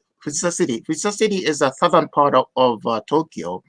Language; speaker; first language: English; non-native, fluent; Japanese